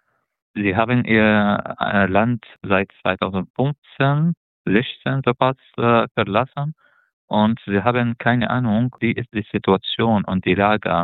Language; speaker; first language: German; non-native, fluent; Arabic